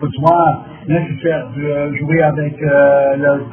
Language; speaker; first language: French; non-native, fluent; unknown